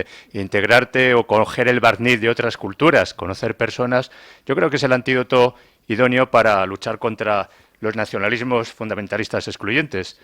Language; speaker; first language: Spanish; native; Spanish